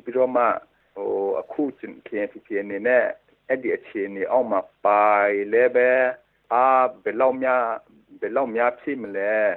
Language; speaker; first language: Burmese; non-native, local second language; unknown